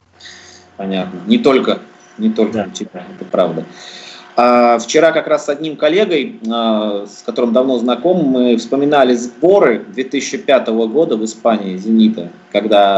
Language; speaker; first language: Russian; native; Russian